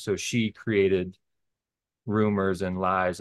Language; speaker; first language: English; native; English